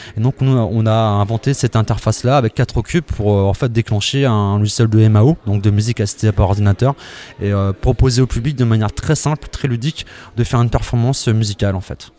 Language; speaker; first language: French; native; French